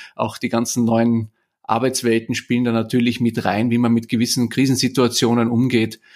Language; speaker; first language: German; native; German